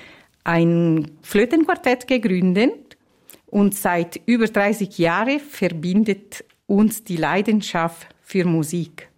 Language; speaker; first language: German; non-native, fluent; Italian